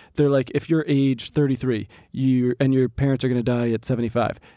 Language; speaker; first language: English; early bilingual, other home language; Greek